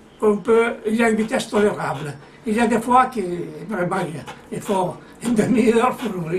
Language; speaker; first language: French; non-native, fluent; Italian